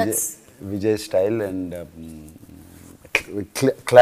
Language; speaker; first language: Telugu; native; Telugu